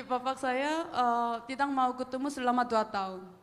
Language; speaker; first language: Indonesian; non-native, fluent; Korean